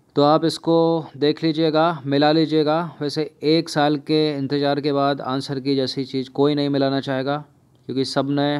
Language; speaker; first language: Hindi; native; Hindi